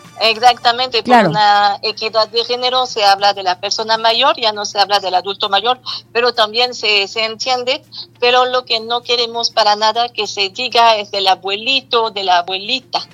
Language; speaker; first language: Spanish; non-native, fluent; French